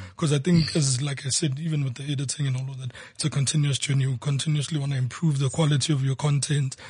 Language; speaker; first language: English; non-native, local second language; Zulu